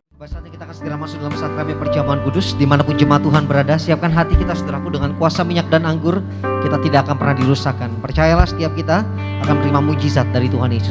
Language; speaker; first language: Indonesian; native; Indonesian